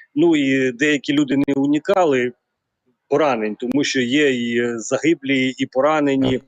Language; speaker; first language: Ukrainian; native; Ukrainian